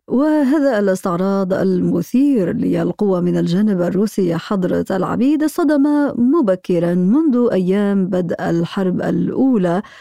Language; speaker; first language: Arabic; native; Arabic